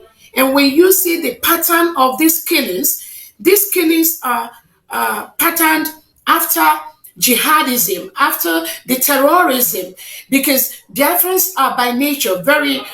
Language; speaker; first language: English; non-native, local second language; Igbo